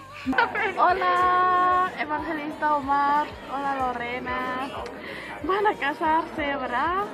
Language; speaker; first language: Spanish; non-native, learner; Korean